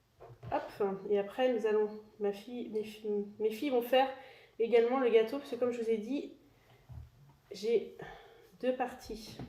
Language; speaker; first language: French; native; French